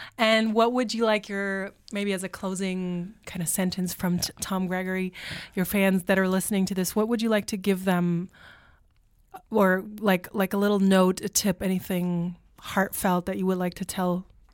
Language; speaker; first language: English; non-native, fluent; German